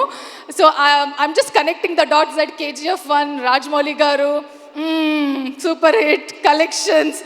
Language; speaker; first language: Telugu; non-native, learner; Kannada